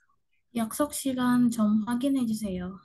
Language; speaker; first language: Korean; non-native, learner; Indonesian